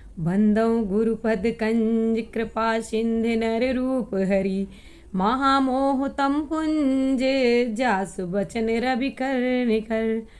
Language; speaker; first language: Hindi; native; Hindi